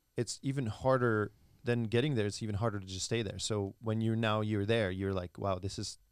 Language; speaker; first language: English; non-native, fluent; Czech